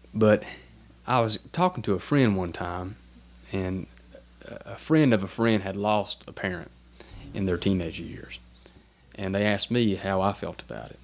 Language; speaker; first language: English; native; English